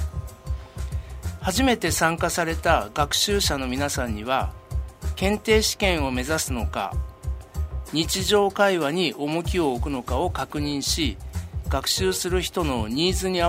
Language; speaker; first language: Japanese; native; Japanese